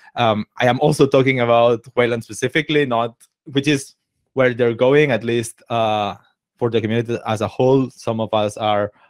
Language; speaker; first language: English; non-native, fluent; Catalan